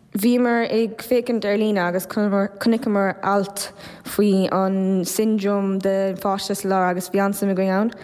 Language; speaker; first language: Irish; native; Irish